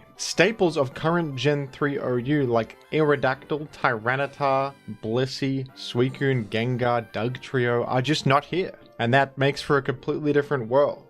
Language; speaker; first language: English; native; English